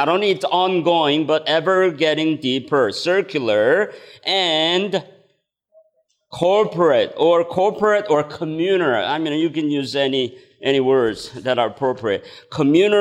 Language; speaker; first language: English; non-native, fluent; Korean